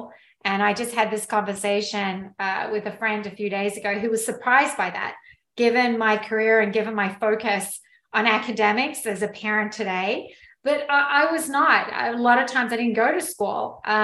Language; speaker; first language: English; native; English